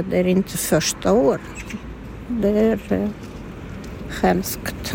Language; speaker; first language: Swedish; non-native, fluent; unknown